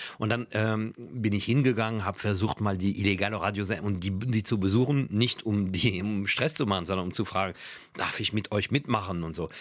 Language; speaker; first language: German; non-native, fluent; French